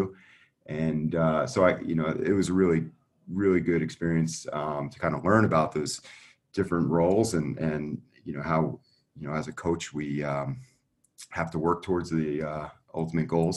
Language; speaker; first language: English; native; English